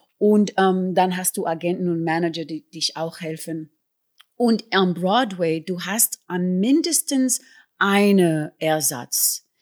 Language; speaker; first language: German; non-native, fluent; English